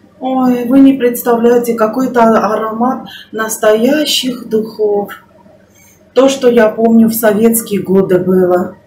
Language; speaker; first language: Russian; non-native, local second language; Armenian